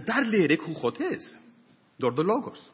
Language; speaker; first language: Dutch; non-native, fluent; English